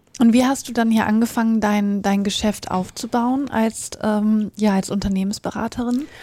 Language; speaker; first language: German; native; German